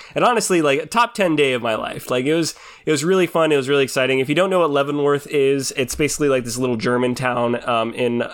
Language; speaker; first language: English; native; English